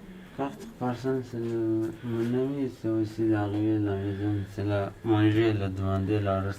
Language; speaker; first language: French; non-native, learner; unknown